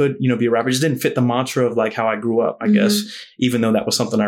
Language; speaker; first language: English; native; English